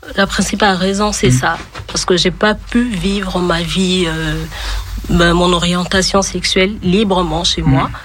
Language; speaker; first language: French; non-native, local second language; Lingala